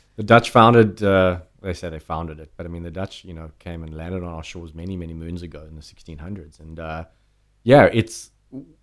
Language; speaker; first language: English; native; English